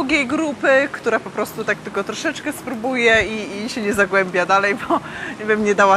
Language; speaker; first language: Polish; native; Polish